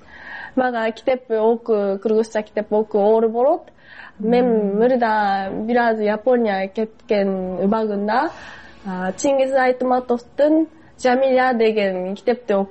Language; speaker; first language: Kyrgyz; non-native, fluent; Japanese